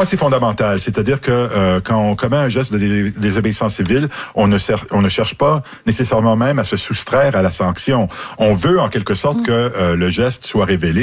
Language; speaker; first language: French; native; French